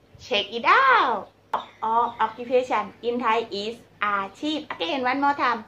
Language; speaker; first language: English; non-native, learner; Thai